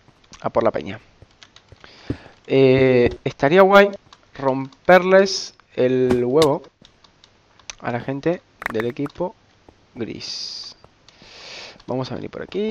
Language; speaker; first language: Spanish; native; Spanish